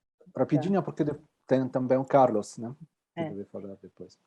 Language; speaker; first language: Portuguese; non-native, fluent; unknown